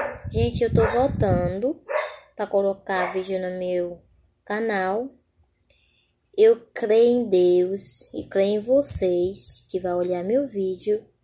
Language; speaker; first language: Portuguese; non-native, learner; Haitian Creole